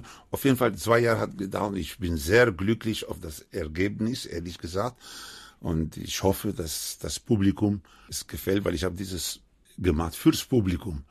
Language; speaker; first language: German; non-native, fluent; Spanish